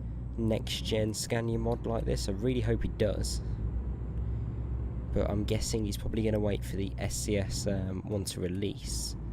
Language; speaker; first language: English; native; English